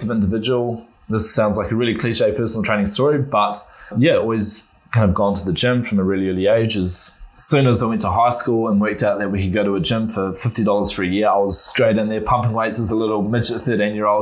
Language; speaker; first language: English; native; English